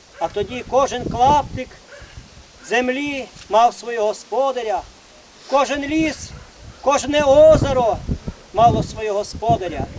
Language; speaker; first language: Ukrainian; native; Ukrainian